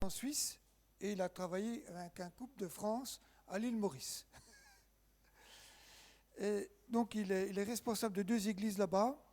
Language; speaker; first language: French; native; French